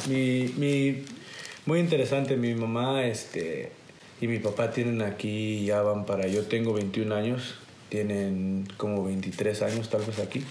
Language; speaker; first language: Spanish; early bilingual, heritage; Spanish